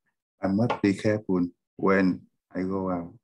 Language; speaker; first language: English; non-native, learner; Vietnamese